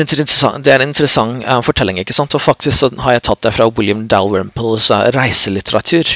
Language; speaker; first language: Norwegian; non-native, fluent; English